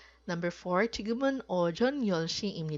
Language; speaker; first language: Korean; non-native, fluent; Filipino